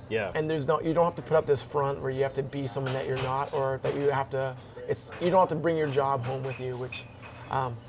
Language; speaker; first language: English; native; English